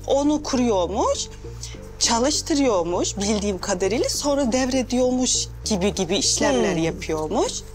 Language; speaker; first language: Turkish; non-native, fluent; Russian